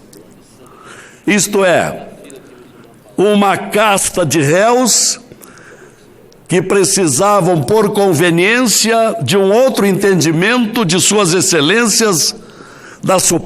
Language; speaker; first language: Portuguese; native; Portuguese